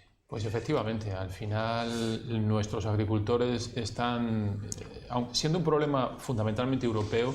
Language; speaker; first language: Spanish; native; Spanish